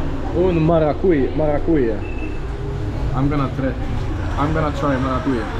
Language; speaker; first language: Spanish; non-native, learner; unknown